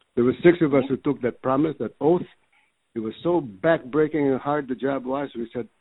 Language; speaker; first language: English; early bilingual, other home language; Filipino